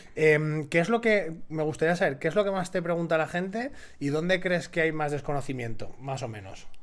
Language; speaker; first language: Spanish; native; Spanish